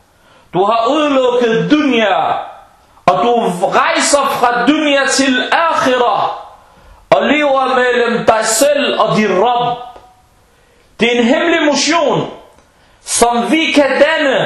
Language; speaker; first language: Danish; non-native, fluent; Arabic